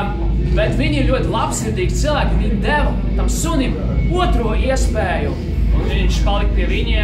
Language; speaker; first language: Latvian; non-native, local second language; Russian